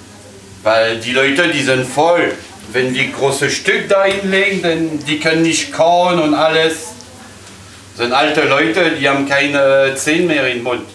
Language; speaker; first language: German; non-native, fluent; French